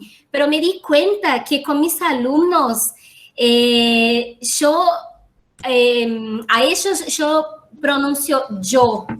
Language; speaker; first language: Spanish; non-native, fluent; Portuguese